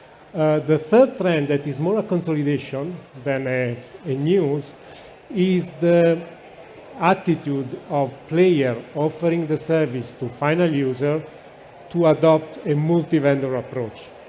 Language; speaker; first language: English; non-native, fluent; Italian